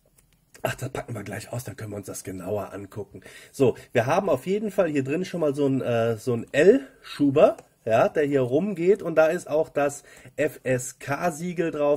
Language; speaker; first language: German; native; German